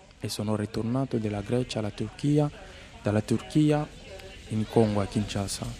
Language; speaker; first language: Italian; non-native, fluent; Lingala